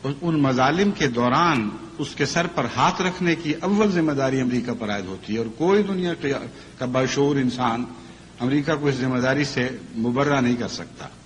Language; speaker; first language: Urdu; native; Urdu